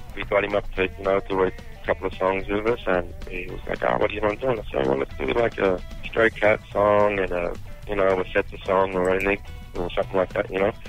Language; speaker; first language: English; native; English